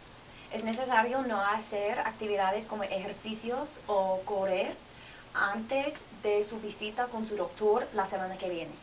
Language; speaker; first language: Spanish; non-native, learner; English